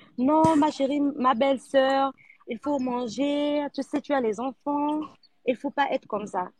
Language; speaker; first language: French; non-native, local second language; Arabic